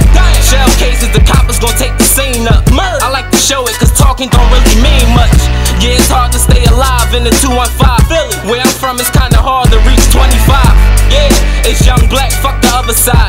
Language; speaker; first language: English; native; English